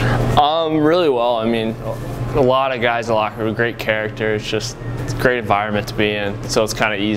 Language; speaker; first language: English; native; English